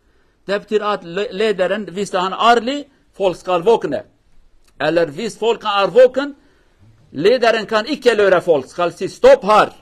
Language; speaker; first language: Norwegian; non-native, fluent; Kurdish